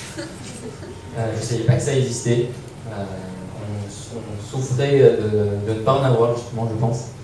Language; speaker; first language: French; early bilingual, other home language; Persian